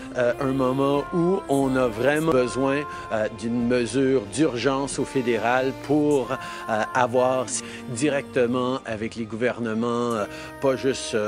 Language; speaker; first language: French; early bilingual, heritage; French